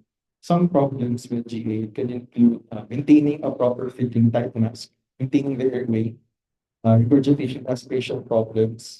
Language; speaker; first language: English; non-native, local second language; Filipino